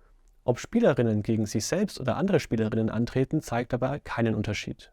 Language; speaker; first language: German; native; German